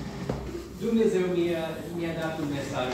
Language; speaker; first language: Romanian; non-native, learner; English